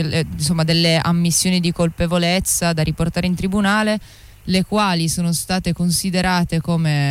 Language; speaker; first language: Italian; native; Italian